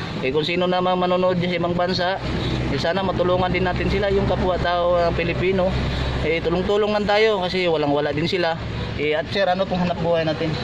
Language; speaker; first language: Filipino; non-native, local second language; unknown